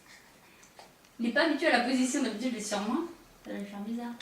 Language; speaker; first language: French; native; French